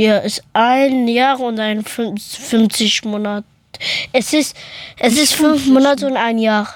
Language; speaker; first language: German; early bilingual, other home language; Persian